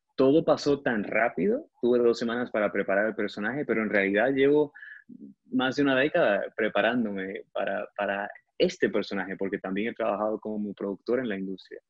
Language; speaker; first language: Spanish; native; Spanish